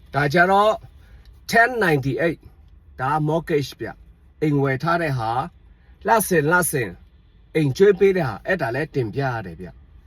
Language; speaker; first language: Burmese; non-native, local second language; Shan